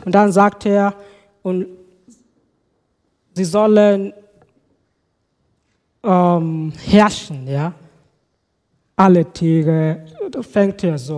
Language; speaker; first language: German; non-native, fluent; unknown